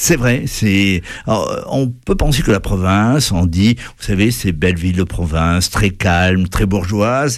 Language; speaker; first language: French; native; French